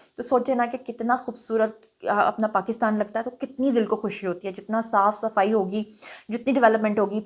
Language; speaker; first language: Urdu; non-native, local second language; Punjabi